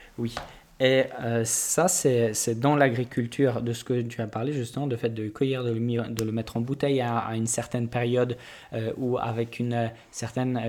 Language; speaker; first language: French; non-native, fluent; Polish